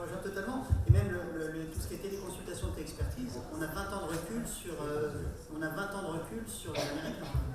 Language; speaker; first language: French; native; French